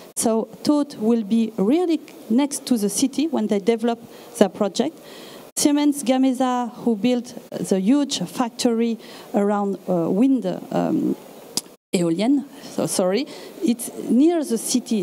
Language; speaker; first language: English; non-native, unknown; French